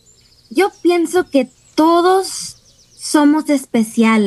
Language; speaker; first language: Spanish; early bilingual, other home language; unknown